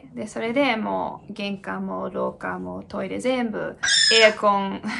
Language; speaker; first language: Japanese; non-native, fluent; English